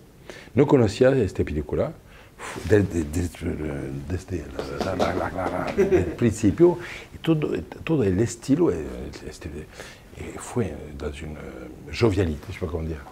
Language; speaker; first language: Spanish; non-native, fluent; French